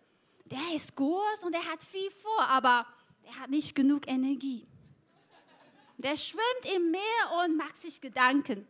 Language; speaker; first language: German; non-native, fluent; Chinese